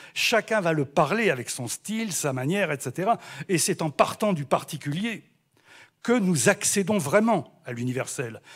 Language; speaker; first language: French; native; French